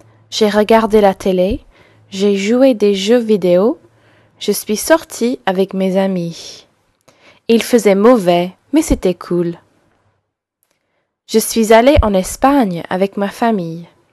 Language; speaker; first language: French; non-native, fluent; English